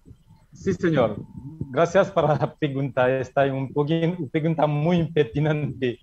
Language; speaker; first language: Spanish; non-native, learner; Haitian Creole